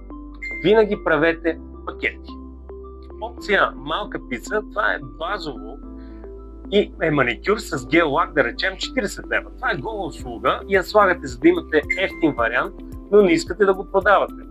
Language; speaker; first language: Bulgarian; native; Bulgarian